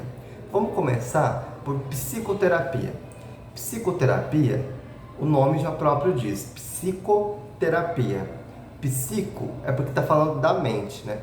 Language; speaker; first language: Portuguese; native; Portuguese